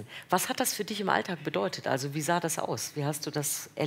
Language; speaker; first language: German; native; German